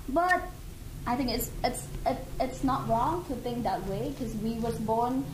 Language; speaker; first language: English; non-native, fluent; Khmer